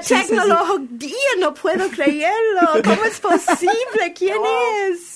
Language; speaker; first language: Spanish; non-native, learner; English